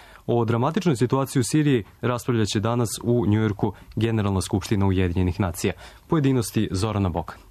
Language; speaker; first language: Croatian; native; Croatian